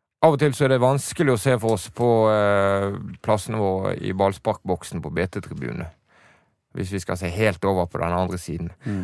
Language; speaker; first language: Norwegian; native; Norwegian